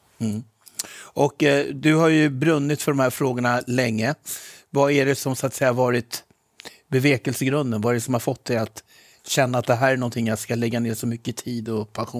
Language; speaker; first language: Swedish; native; Swedish